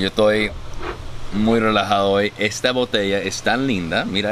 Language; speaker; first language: Spanish; early bilingual, heritage; Spanish